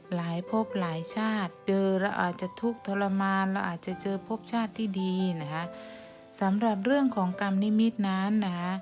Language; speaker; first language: Thai; native; Thai